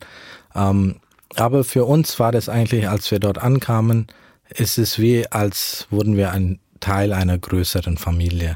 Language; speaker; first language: German; early bilingual, heritage; German